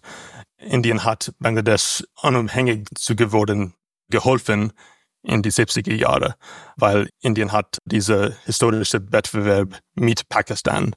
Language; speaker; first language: German; non-native, learner; English